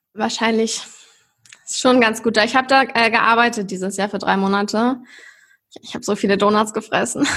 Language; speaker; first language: German; native; German